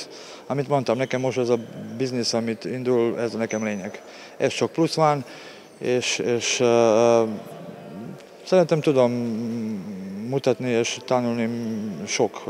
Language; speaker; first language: Hungarian; non-native, learner; Serbian